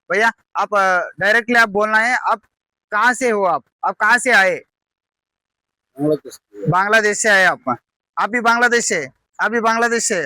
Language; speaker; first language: Hindi; non-native, local second language; Kannada